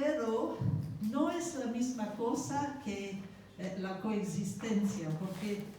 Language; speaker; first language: Spanish; non-native, fluent; English